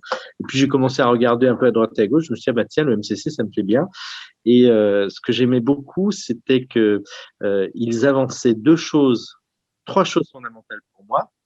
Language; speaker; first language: French; native; French